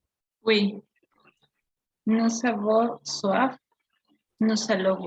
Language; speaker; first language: French; non-native, learner; Spanish